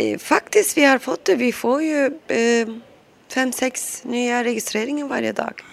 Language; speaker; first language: Swedish; non-native, local second language; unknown